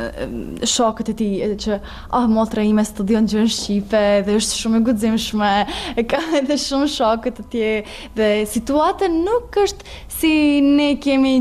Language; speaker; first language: Albanian; non-native, learner; Serbian